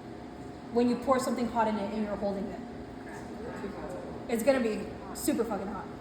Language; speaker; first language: English; native; English